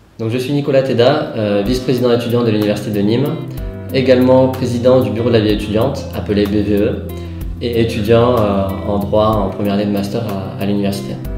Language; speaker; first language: French; native; French